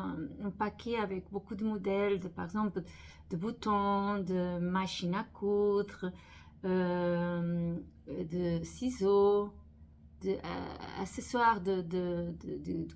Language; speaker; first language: French; non-native, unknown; Portuguese